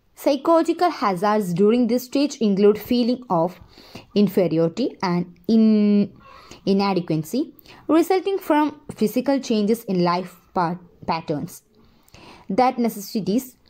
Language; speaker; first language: English; non-native, local second language; Malayalam